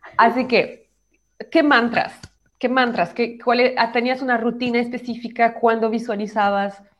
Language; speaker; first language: Spanish; native; Spanish